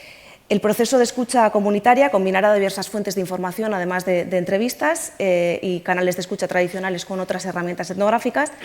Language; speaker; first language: Spanish; native; Spanish